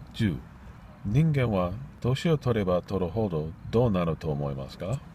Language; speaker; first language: Japanese; non-native, learner; English